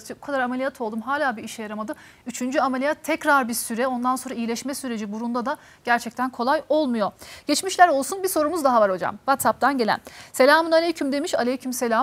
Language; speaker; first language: Turkish; native; Turkish